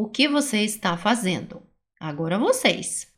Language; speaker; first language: Portuguese; non-native, fluent; Russian